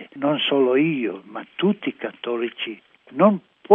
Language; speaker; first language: Italian; non-native, learner; Croatian